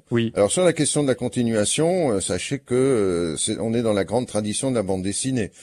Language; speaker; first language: French; native; French